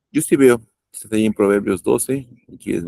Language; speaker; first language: Spanish; native; Spanish